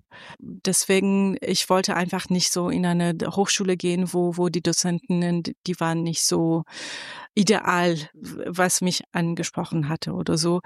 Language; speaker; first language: German; non-native, fluent; Persian